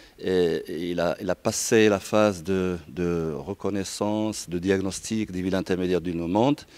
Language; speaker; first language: French; non-native, local second language; Arabic